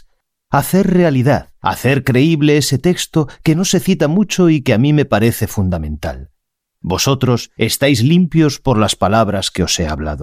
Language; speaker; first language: Spanish; native; Spanish